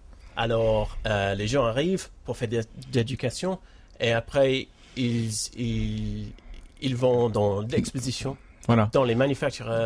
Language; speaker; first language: French; non-native, learner; English